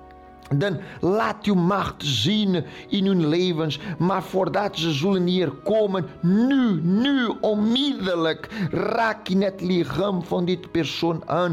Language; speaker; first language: Dutch; non-native, local second language; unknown